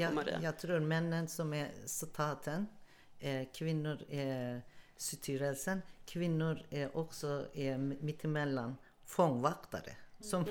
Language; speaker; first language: Swedish; non-native, learner; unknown